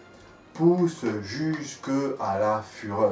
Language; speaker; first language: French; native; French